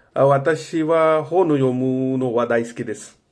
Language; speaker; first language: Japanese; non-native, fluent; Marathi